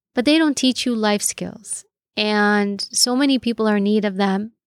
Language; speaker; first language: English; early bilingual, other home language; Greek